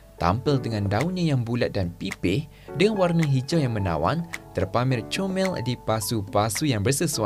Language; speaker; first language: Malay; native; Malay